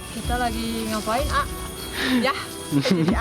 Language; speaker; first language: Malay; non-native, local second language; Sundanese